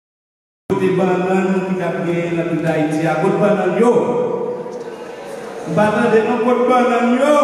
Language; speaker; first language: French; non-native, local second language; Haitian Creole